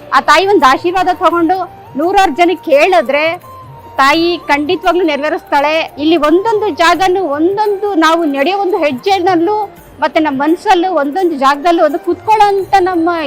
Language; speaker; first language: Kannada; native; Kannada